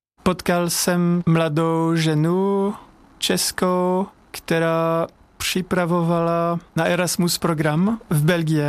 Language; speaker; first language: Czech; non-native, learner; French